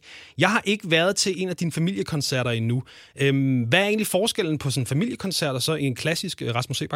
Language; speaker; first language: Danish; native; Danish